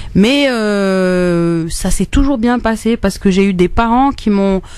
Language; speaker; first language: French; non-native, local second language; Arabic